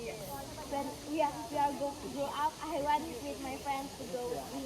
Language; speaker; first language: English; non-native, learner; Indonesian